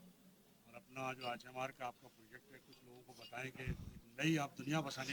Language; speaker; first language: Urdu; native; Urdu